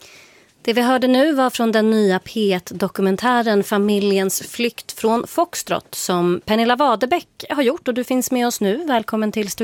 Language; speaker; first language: Swedish; native; Swedish